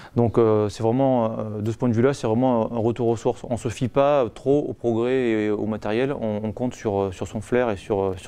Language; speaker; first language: French; native; French